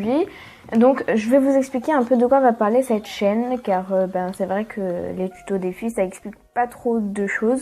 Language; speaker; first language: French; native; French